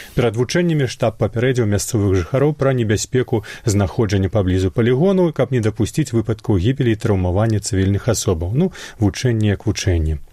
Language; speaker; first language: Belarusian; native; Belarusian